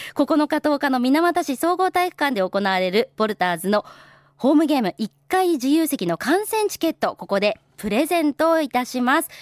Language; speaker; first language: Japanese; native; Japanese